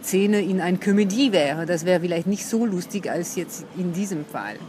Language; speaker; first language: German; non-native, fluent; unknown